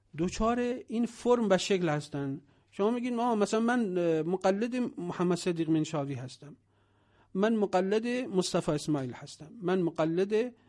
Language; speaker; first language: Persian; native; Persian